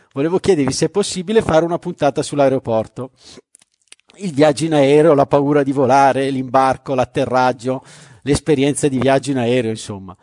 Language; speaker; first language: Italian; native; Italian